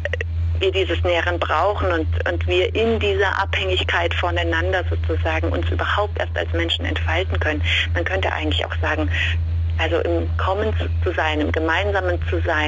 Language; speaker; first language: German; native; German